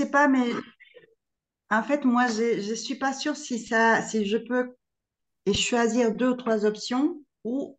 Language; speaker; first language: French; non-native, fluent; Spanish